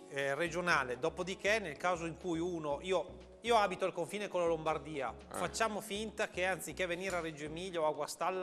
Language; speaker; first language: Italian; native; Italian